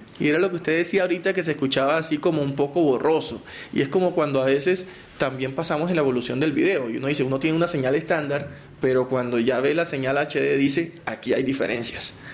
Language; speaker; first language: Spanish; native; Spanish